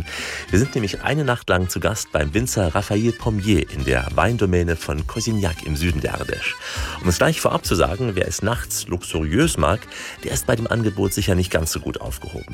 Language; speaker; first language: German; native; German